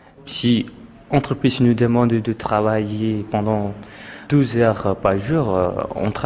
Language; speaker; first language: French; non-native, fluent; Tamil